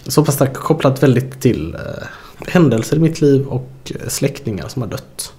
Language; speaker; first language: Swedish; native; Swedish